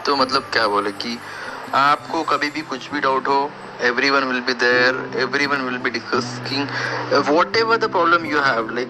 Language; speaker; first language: Hindi; native; Hindi